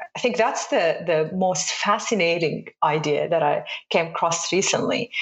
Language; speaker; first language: English; non-native, fluent; Arabic